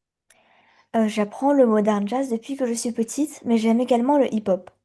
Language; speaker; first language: French; early bilingual, other home language; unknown